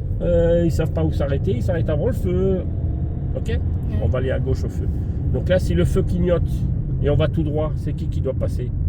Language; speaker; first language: French; native; French